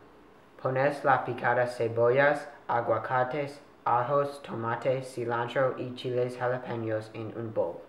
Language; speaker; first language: Spanish; non-native, learner; English